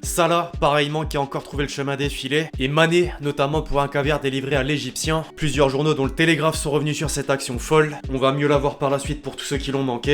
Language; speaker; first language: French; native; French